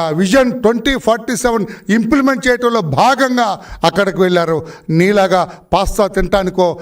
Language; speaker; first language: Telugu; native; Telugu